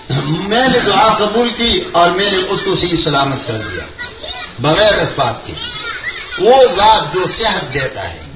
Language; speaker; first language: Urdu; non-native, local second language; Pashto